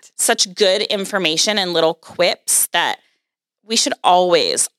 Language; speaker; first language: English; native; English